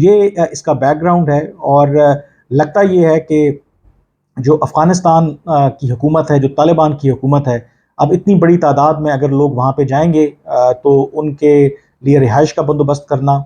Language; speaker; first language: Urdu; native; Urdu